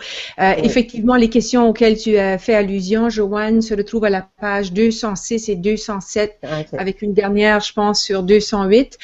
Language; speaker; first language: French; native; French